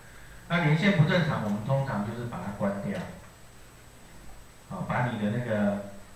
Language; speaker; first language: Chinese; native; Chinese